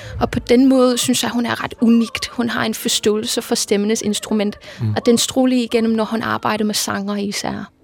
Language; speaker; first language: Danish; non-native, fluent; English